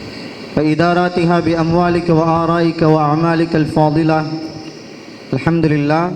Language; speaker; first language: Arabic; non-native, fluent; Tamil